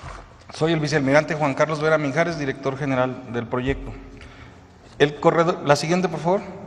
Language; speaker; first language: Spanish; native; Spanish